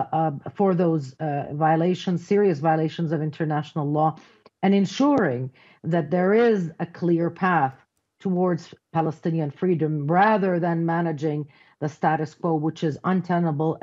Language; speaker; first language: English; non-native, fluent; Arabic